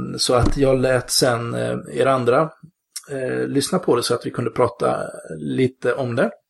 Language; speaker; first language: Swedish; native; Swedish